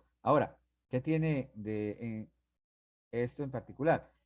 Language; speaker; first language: Spanish; native; Spanish